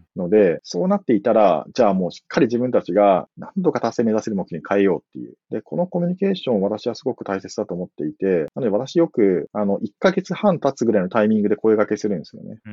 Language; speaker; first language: Japanese; native; Japanese